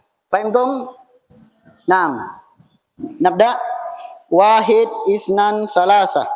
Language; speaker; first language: Arabic; non-native, fluent; Indonesian